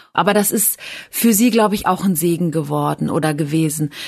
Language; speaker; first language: German; native; German